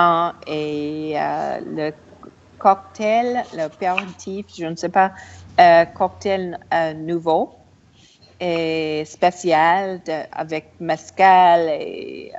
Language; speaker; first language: French; non-native, learner; English